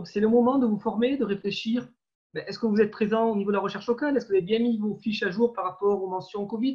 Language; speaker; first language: French; native; French